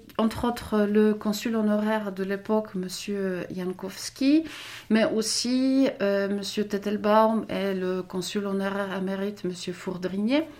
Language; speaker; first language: French; non-native, fluent; Polish